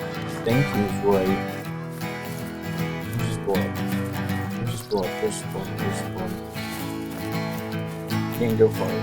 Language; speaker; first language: English; native; English